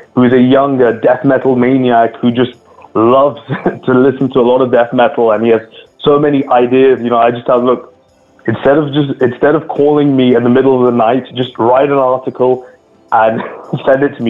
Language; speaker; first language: English; native; English